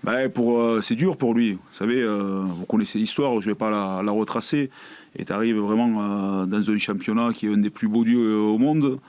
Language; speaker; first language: French; native; French